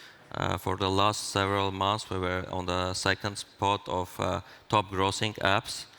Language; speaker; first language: English; non-native, fluent; Armenian